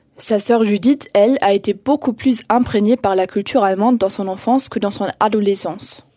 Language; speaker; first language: French; native; French